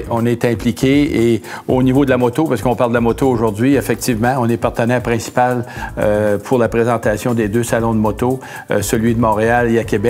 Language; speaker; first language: French; native; French